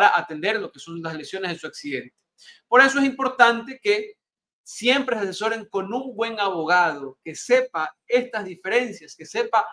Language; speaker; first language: Spanish; native; Spanish